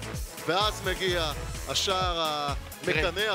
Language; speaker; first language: Hebrew; native; Hebrew